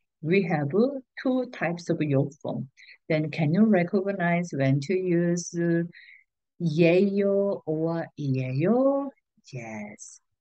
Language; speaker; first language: English; non-native, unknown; Korean